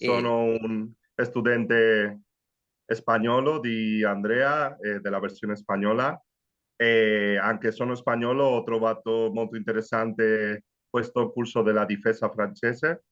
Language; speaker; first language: Italian; non-native, learner; Spanish